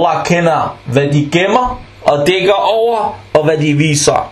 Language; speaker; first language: Danish; non-native, fluent; Arabic